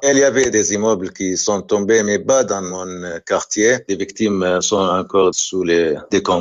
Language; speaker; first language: French; non-native, learner; Arabic